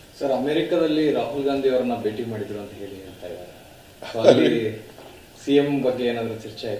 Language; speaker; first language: Kannada; native; Kannada